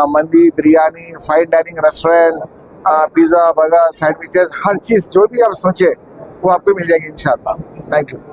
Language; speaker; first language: Hindi; non-native, local second language; Urdu